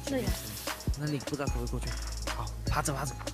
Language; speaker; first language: Chinese; native; Chinese